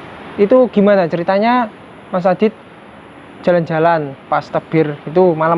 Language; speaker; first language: Indonesian; native; Indonesian